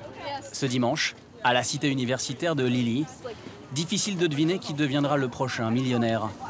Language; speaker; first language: French; native; French